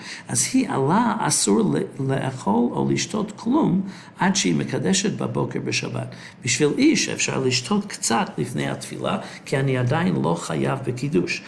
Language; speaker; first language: Hebrew; non-native, fluent; English